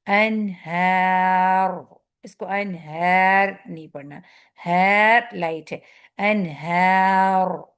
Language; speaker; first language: Urdu; native; Urdu